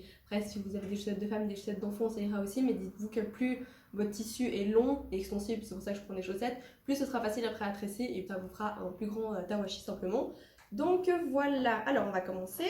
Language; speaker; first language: French; native; French